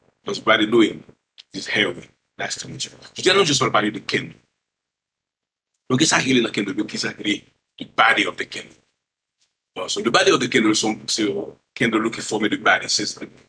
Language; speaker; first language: English; non-native, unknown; Haitian Creole